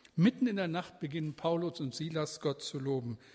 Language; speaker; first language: German; native; German